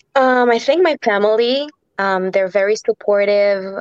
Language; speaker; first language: English; non-native, fluent; Hebrew